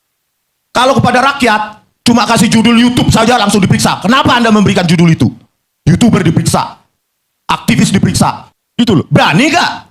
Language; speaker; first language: Indonesian; native; Indonesian